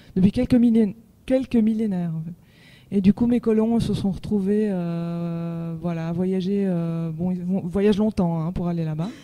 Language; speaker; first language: French; native; French